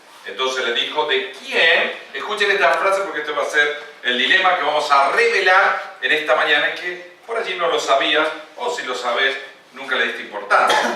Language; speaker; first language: Spanish; native; Spanish